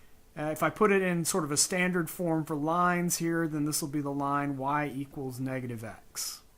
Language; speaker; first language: English; native; English